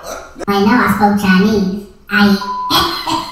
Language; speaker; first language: English; native; English